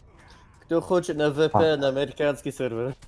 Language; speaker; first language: Russian; non-native, learner; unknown